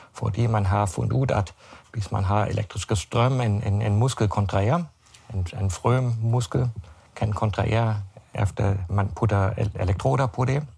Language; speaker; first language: Danish; non-native, fluent; German